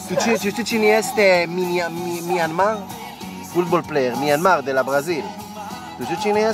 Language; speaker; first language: Romanian; non-native, learner; Hebrew